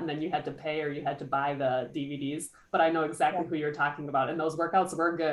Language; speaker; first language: English; native; English